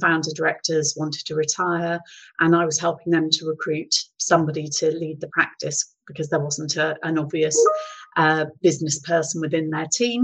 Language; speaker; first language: English; native; English